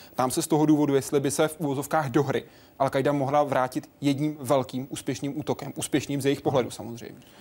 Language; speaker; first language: Czech; native; Czech